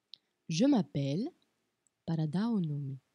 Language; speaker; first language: French; non-native, fluent; Portuguese